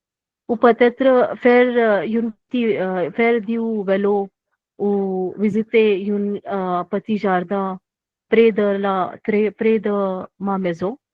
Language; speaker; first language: French; non-native, learner; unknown